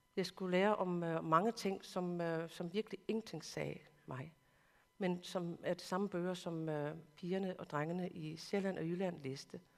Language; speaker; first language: Danish; non-native, local second language; Kalaallisut